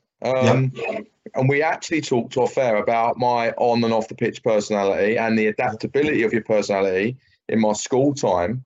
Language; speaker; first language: English; native; English